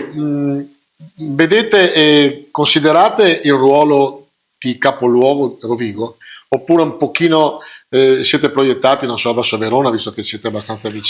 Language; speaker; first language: Italian; native; Italian